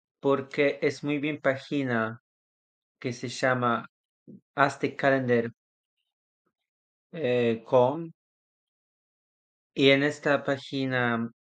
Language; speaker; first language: Spanish; non-native, learner; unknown